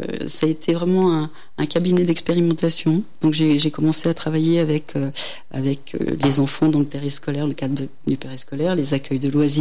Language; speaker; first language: French; native; French